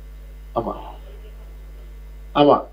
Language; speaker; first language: Tamil; non-native, local second language; Telugu